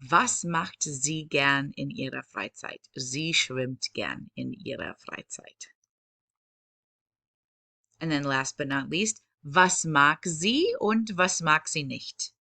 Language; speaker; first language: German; non-native, fluent; English